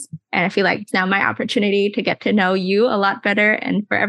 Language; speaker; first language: English; non-native, local second language; Filipino